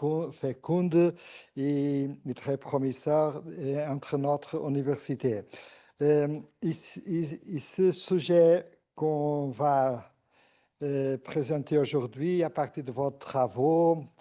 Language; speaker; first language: French; non-native, fluent; Portuguese